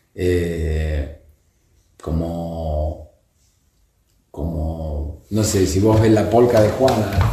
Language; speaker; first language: Spanish; native; Spanish